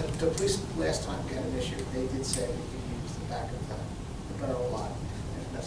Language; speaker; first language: English; native; English